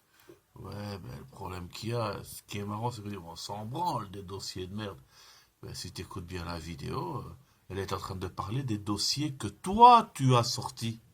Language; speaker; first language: French; native; French